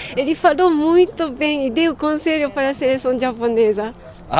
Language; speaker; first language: Portuguese; non-native, fluent; Japanese